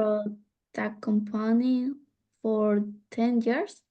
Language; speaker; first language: English; non-native, learner; Spanish